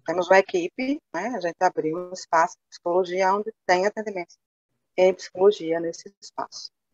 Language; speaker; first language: Portuguese; native; Portuguese